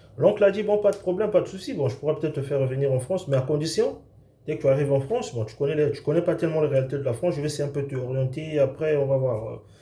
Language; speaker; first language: French; non-native, local second language; Lingala